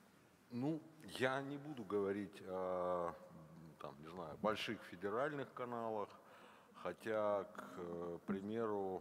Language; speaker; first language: Russian; native; Russian